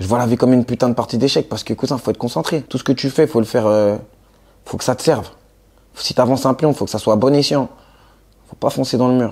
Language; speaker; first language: French; native; French